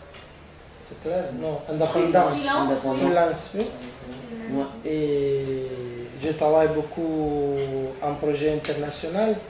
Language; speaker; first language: French; non-native, fluent; Italian